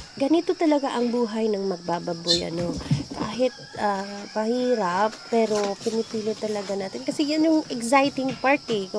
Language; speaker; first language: Filipino; non-native, local second language; Cebuano